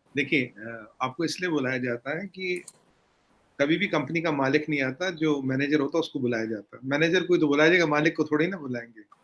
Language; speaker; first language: Hindi; native; Hindi